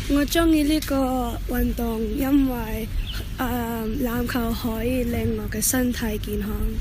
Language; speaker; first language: Cantonese; early bilingual, other home language; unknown